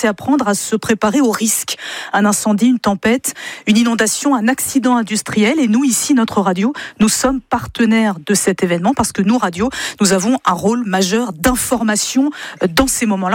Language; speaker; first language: French; native; French